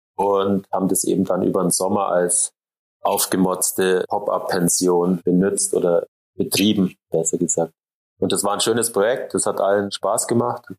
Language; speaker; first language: German; native; German